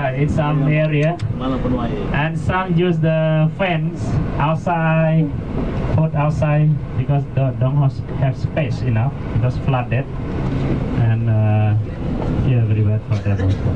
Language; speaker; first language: English; non-native, local second language; Khmer